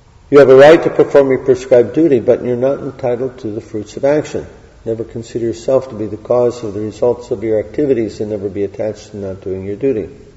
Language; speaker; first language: English; native; English